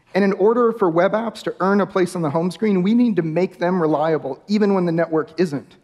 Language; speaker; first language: English; native; English